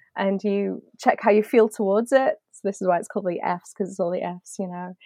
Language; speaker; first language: English; native; English